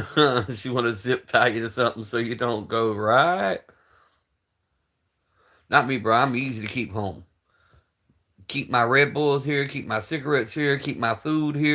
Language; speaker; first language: English; native; English